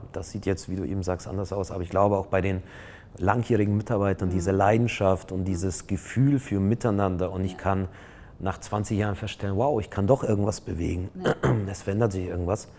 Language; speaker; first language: German; non-native, fluent; Polish